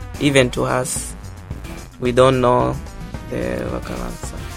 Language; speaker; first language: English; non-native, local second language; Portuguese